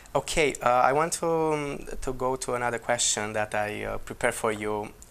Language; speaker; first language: English; non-native, fluent; Romanian